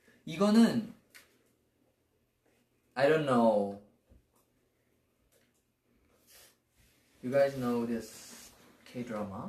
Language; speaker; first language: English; non-native, learner; Korean